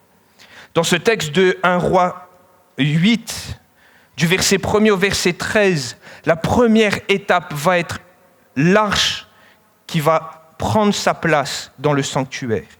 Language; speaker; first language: French; native; French